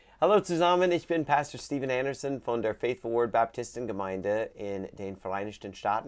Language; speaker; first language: German; non-native, learner; English